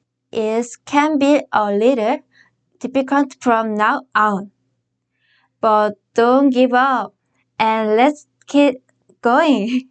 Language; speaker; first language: English; non-native, fluent; Korean